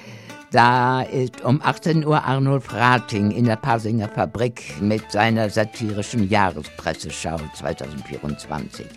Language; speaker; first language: German; native; German